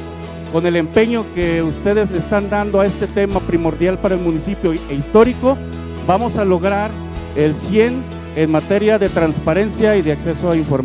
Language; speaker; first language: Spanish; native; Spanish